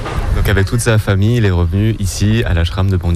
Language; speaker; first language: French; native; French